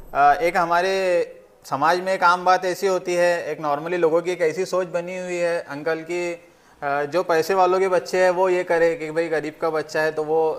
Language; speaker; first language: Hindi; non-native, local second language; Urdu